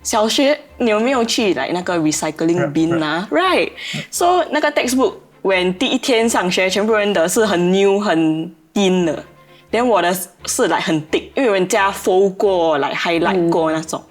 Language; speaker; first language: Chinese; non-native, local second language; English